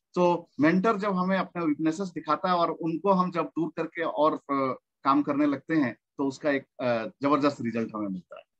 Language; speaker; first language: Hindi; native; Hindi